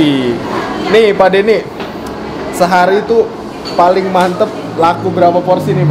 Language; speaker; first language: Indonesian; native; Indonesian